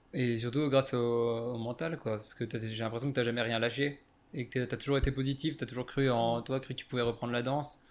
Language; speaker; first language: French; native; French